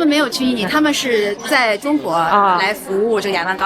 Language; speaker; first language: Chinese; native; Chinese